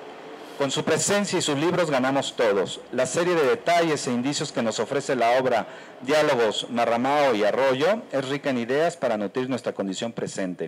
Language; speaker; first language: Spanish; native; Spanish